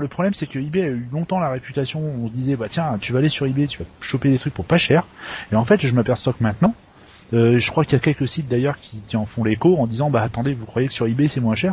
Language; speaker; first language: French; native; French